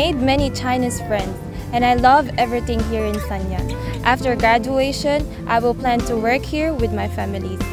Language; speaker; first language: English; non-native, local second language; Filipino